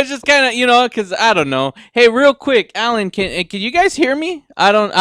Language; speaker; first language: English; native; English